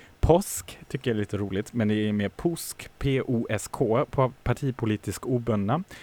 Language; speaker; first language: Swedish; non-native, fluent; German